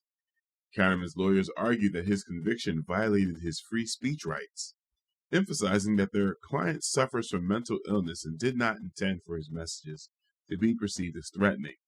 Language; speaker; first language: English; native; English